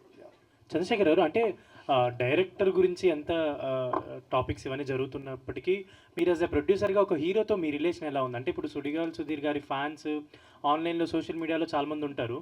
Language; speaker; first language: Telugu; native; Telugu